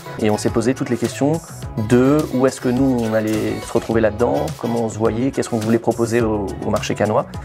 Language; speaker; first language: French; native; French